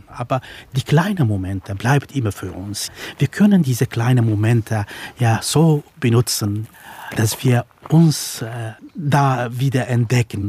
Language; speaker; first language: German; non-native, fluent; Kurdish